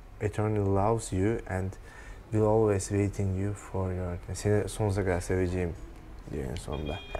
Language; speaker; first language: Turkish; native; Turkish